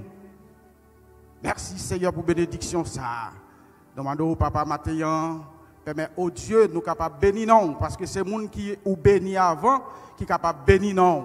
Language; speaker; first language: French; non-native, local second language; Haitian Creole